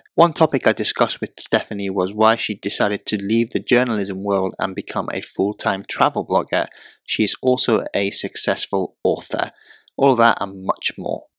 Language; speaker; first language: English; native; English